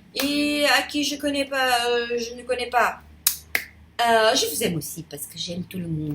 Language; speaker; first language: French; non-native, fluent; Portuguese